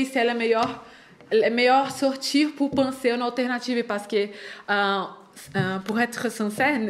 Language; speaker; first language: French; non-native, fluent; Portuguese